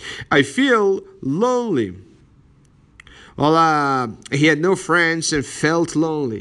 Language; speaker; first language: English; non-native, fluent; Persian